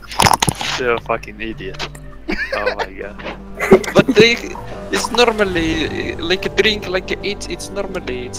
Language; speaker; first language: English; non-native, learner; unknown